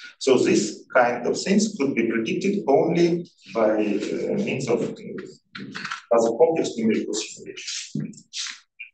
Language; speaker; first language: English; non-native, fluent; Russian